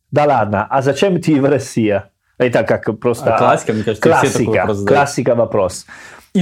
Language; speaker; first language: Russian; non-native, learner; Italian